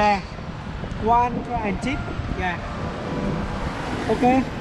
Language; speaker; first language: English; non-native, learner; Vietnamese